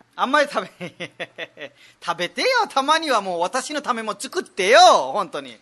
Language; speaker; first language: Japanese; non-native, fluent; Nepali